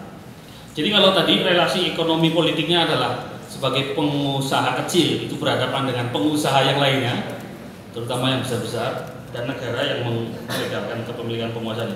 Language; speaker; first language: Indonesian; native; Indonesian